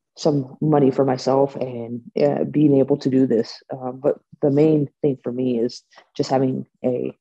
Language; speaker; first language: English; native; English